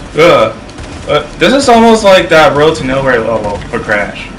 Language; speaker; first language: English; native; English